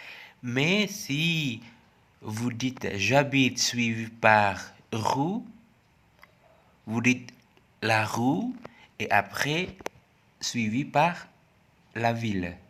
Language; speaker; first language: French; non-native, fluent; Indonesian